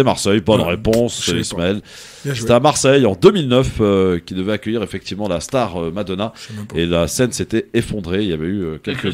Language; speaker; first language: French; native; French